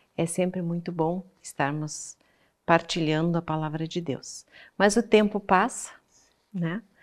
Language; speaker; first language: Portuguese; native; Portuguese